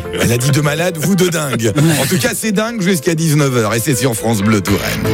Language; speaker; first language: French; native; French